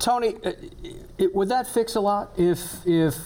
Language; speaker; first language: English; native; English